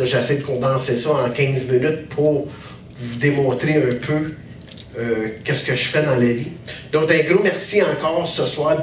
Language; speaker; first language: French; native; French